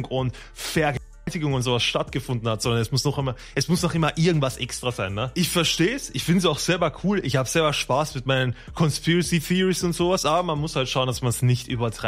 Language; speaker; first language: German; native; German